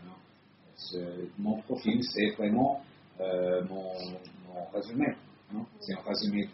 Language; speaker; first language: French; non-native, fluent; Italian